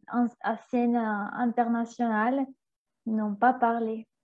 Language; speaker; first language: French; non-native, fluent; Spanish